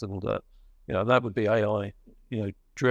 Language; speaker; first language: English; native; English